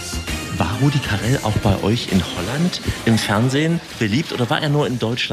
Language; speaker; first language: German; native; German